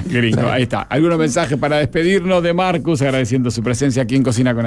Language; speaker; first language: Spanish; native; Spanish